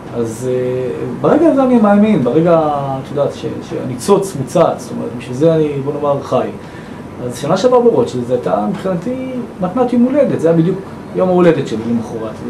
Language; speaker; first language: Hebrew; native; Hebrew